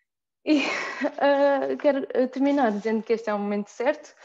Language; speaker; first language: Portuguese; native; Portuguese